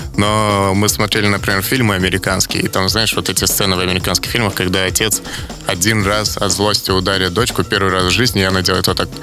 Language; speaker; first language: Russian; early bilingual, other home language; Azerbaijani